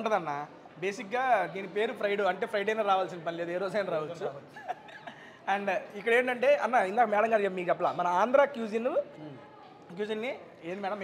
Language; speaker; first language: Telugu; native; Telugu